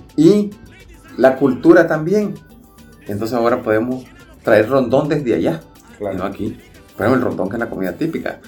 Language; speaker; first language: Spanish; native; Spanish